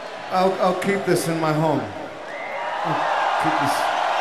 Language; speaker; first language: English; native; English